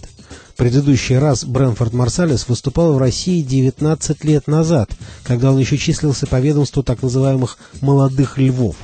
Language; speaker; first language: Russian; native; Russian